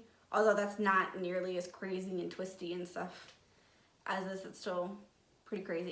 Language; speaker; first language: English; native; English